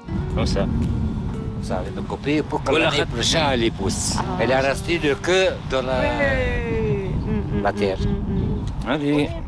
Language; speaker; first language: French; non-native, learner; Arabic